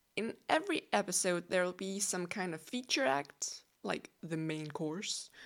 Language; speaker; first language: English; non-native, fluent; Danish